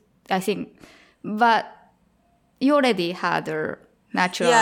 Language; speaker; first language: English; non-native, learner; Japanese